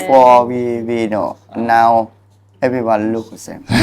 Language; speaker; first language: English; non-native, learner; Thai